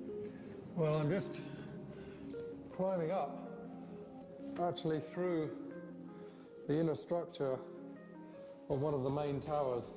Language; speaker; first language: English; native; English